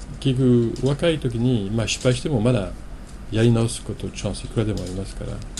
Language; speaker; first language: Japanese; non-native, fluent; French